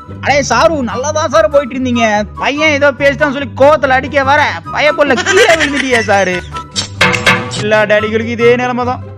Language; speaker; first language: Tamil; native; Tamil